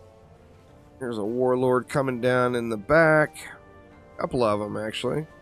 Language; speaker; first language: English; native; English